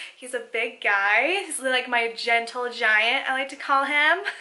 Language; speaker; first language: English; native; English